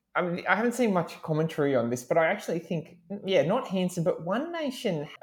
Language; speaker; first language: English; native; English